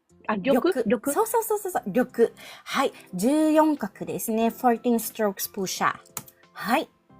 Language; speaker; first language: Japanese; non-native, fluent; Filipino